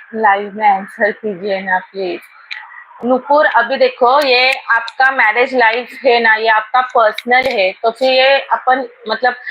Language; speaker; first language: Hindi; non-native, local second language; Marathi